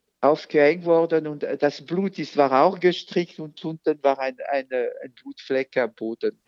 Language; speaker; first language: German; non-native, fluent; French